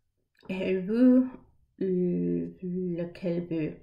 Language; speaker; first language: French; non-native, learner; English